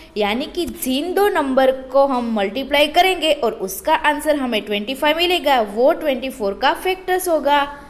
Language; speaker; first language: Hindi; non-native, local second language; Gujarati